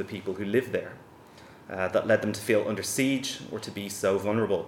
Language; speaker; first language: English; native; English